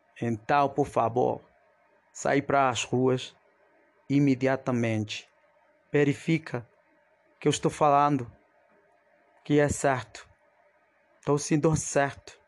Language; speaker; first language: Portuguese; non-native, fluent; Spanish